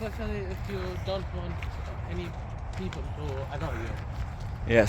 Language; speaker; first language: English; non-native, learner; Arabic